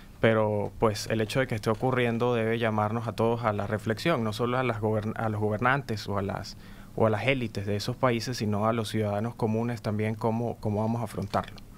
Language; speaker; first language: Spanish; native; Spanish